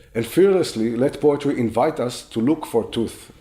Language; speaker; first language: English; non-native, fluent; Hebrew